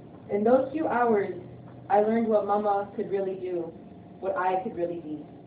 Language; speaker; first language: English; early bilingual, other home language; Spanish